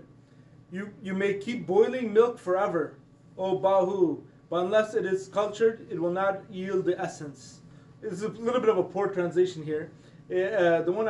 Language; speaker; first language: English; native; English